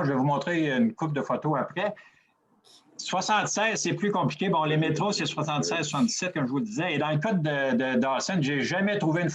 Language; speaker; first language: French; native; French